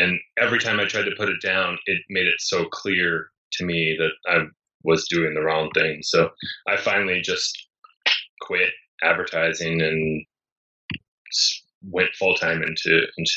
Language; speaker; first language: English; native; English